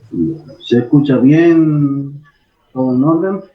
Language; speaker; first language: Spanish; native; Spanish